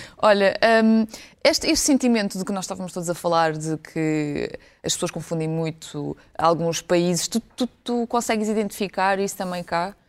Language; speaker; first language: Portuguese; early bilingual, other home language; Ukrainian